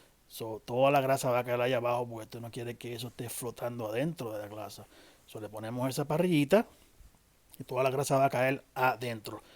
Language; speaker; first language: Spanish; native; Spanish